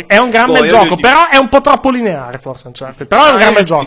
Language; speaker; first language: Italian; native; Italian